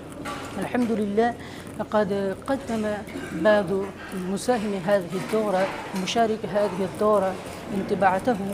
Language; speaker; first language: Arabic; non-native, fluent; Urdu